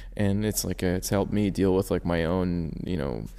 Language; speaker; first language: English; native; English